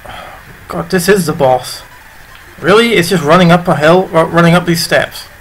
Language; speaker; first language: English; native; English